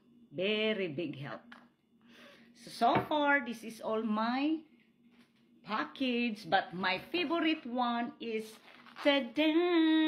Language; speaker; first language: English; non-native, local second language; Filipino